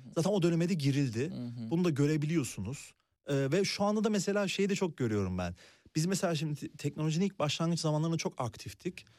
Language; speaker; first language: Turkish; native; Turkish